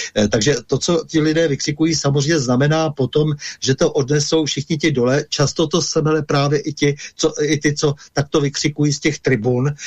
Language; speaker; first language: Czech; native; Czech